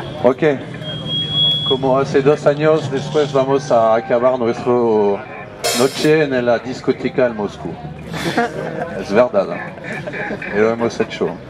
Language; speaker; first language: Spanish; non-native, learner; French